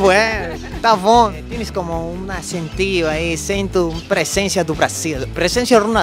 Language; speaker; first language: Spanish; native; Spanish